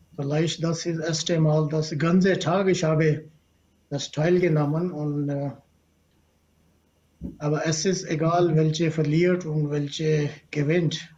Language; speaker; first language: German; non-native, learner; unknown